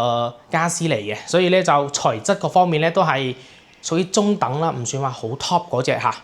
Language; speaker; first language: Cantonese; native; Cantonese